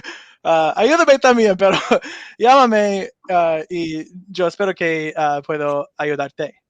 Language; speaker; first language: Spanish; non-native, learner; English